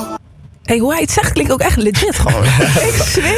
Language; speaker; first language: Dutch; native; Dutch